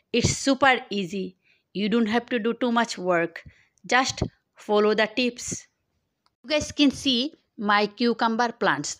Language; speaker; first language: English; non-native, local second language; Bangla